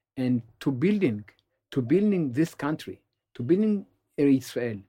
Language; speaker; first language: English; non-native, learner; Amharic